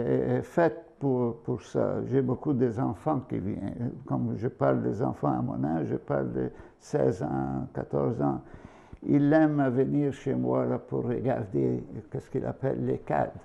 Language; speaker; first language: French; non-native, fluent; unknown